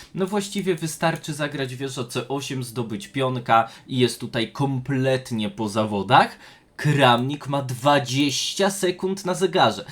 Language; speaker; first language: Polish; native; Polish